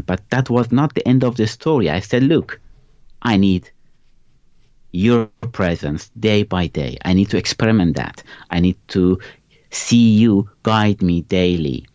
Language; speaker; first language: English; non-native, fluent; Persian